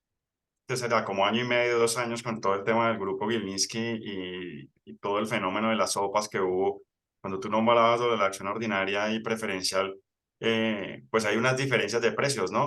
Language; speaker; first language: Spanish; native; Spanish